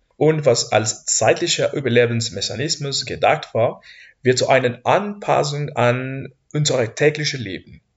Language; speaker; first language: German; non-native, fluent; Spanish